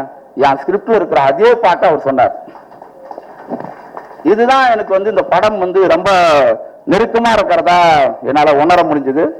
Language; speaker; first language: Tamil; native; Tamil